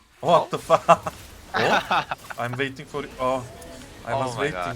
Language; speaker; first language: English; non-native, learner; Turkish